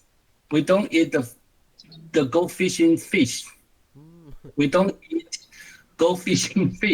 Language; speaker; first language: English; non-native, learner; Chinese